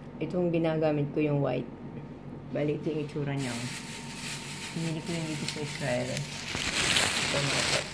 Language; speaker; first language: Filipino; native; Filipino